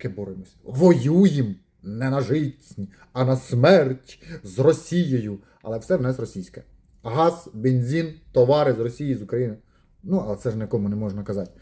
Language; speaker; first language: Ukrainian; non-native, local second language; Russian